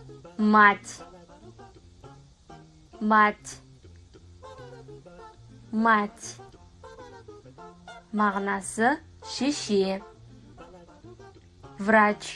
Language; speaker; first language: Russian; non-native, fluent; Kazakh